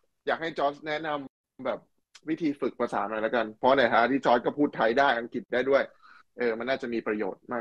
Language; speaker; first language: Thai; native; Thai